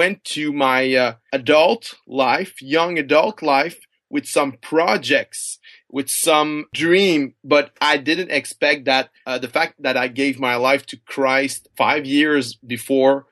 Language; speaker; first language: English; non-native, fluent; French